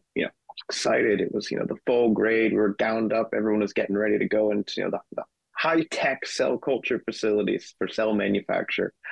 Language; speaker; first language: English; native; English